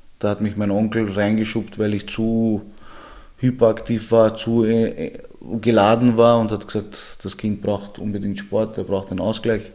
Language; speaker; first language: German; early bilingual, other home language; Georgian